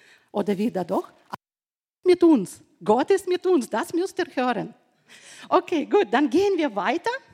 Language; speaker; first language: German; non-native, fluent; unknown